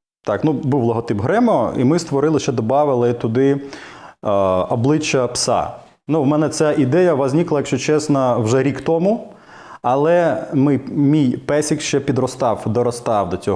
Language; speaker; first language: Ukrainian; non-native, fluent; Russian